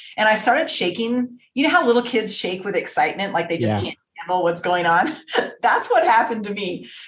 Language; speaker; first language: English; native; English